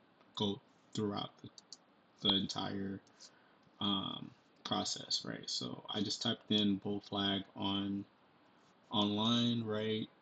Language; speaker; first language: English; native; English